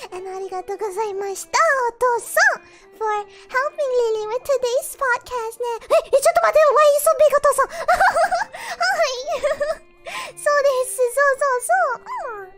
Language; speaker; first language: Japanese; non-native, learner; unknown